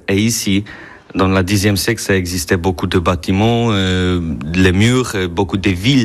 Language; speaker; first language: French; non-native, learner; Polish